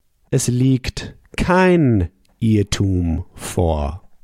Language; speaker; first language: German; native; German